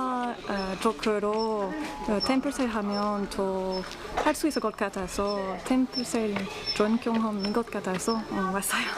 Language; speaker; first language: Korean; non-native, learner; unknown